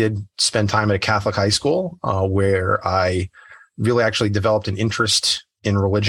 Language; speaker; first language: English; native; English